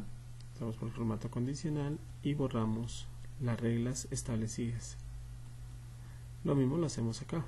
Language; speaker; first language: Spanish; native; Spanish